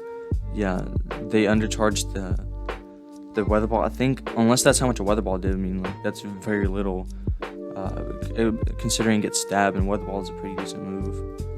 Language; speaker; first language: English; native; English